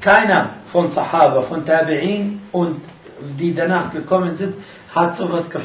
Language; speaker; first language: German; non-native, fluent; Arabic